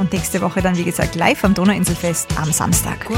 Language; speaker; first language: German; native; German